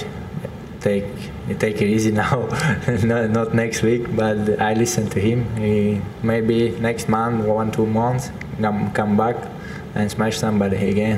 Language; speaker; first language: English; non-native, fluent; Russian